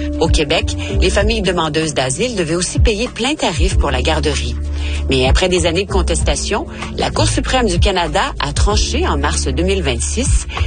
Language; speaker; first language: French; native; French